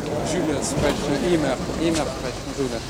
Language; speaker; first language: German; non-native, learner; French